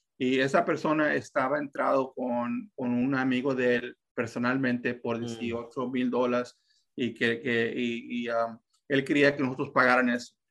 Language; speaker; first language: Spanish; early bilingual, heritage; Spanish